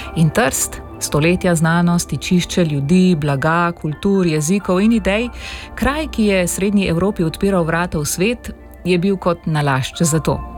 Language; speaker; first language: Slovenian; native; Slovenian